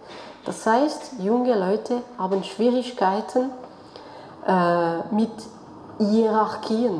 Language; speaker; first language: German; non-native, fluent; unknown